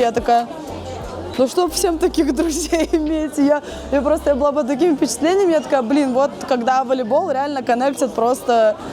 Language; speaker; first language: Russian; native; Russian